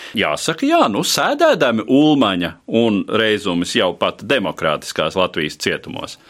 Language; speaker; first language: Latvian; native; Latvian